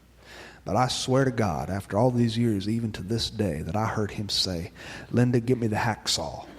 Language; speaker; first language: English; native; English